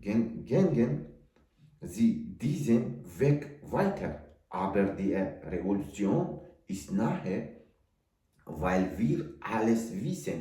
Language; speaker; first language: German; non-native, learner; Tajik